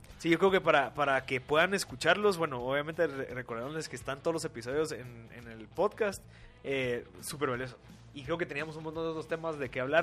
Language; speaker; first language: Spanish; native; Spanish